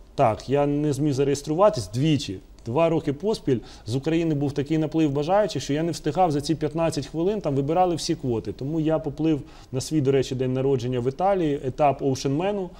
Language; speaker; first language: Ukrainian; native; Ukrainian